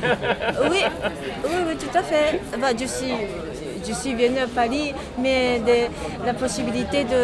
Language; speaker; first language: French; non-native, learner; Japanese